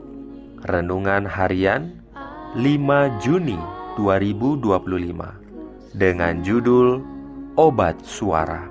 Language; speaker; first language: Indonesian; native; Indonesian